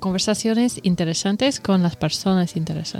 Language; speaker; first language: Spanish; non-native, learner; English